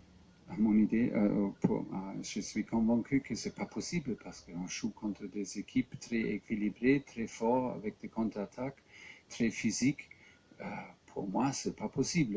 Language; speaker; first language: French; non-native, fluent; German